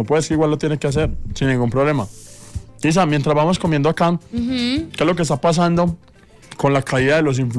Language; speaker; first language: Spanish; native; Spanish